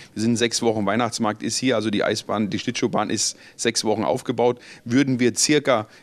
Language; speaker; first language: German; native; German